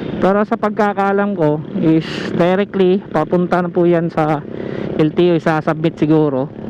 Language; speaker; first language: Filipino; non-native, local second language; Cebuano